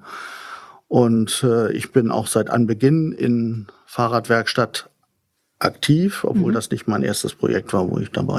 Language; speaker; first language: German; native; German